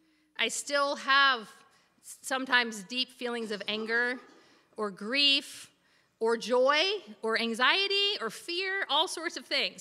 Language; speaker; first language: English; native; English